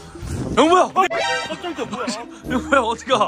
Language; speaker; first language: Korean; native; Korean